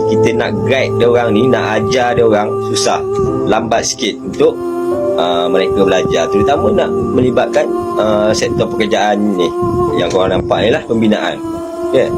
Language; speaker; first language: Malay; native; Malay